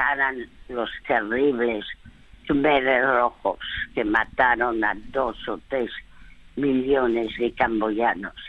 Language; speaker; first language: Spanish; early bilingual, other home language; French